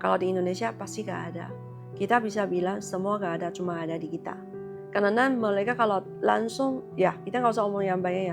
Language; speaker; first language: Indonesian; non-native, learner; Chinese